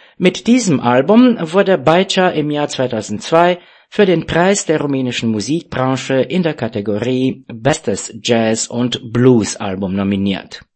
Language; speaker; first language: German; non-native, fluent; Romanian